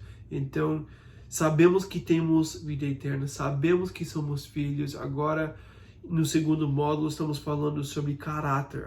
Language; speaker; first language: Portuguese; non-native, fluent; English